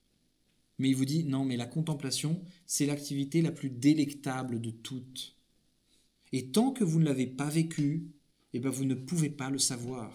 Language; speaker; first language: French; native; French